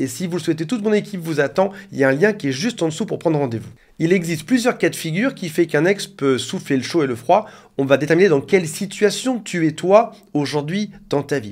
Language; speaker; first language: French; native; French